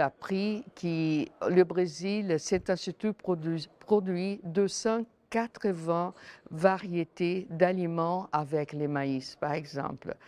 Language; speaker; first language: French; non-native, fluent; Portuguese